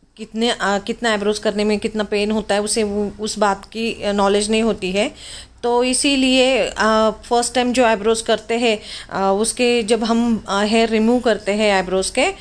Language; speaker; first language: Hindi; non-native, local second language; Marathi